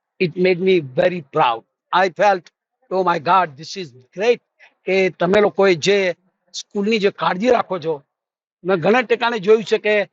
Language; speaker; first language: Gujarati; native; Gujarati